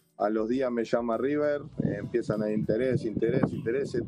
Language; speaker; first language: Spanish; native; Spanish